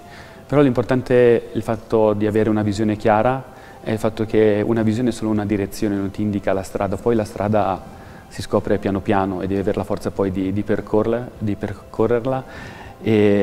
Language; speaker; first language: Italian; native; Italian